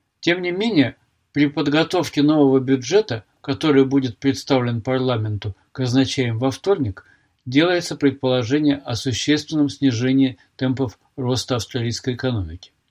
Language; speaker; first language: Russian; native; Russian